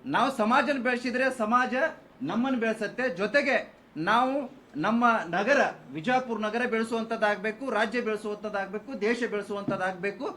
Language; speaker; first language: Kannada; non-native, local second language; Lambadi